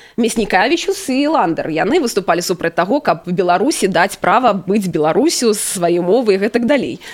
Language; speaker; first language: Belarusian; native; Belarusian